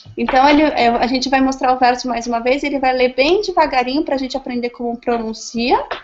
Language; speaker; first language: Portuguese; native; Portuguese